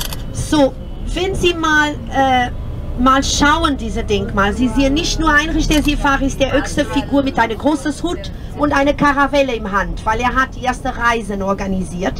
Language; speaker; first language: German; non-native, fluent; Portuguese